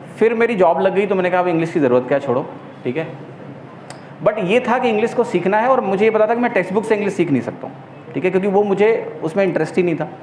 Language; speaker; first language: Hindi; native; Hindi